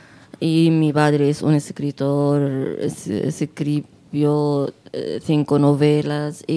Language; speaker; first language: Spanish; non-native, fluent; Arabic